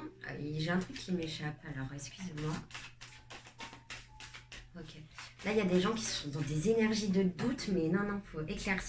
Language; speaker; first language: French; native; French